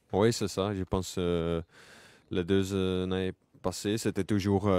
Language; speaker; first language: French; non-native, local second language; Dutch